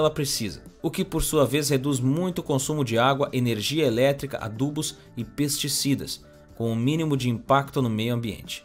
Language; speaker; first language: Portuguese; native; Portuguese